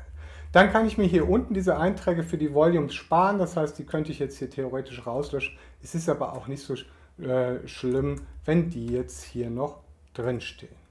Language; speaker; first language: German; native; German